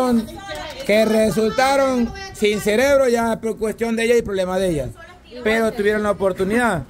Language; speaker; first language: Spanish; native; Spanish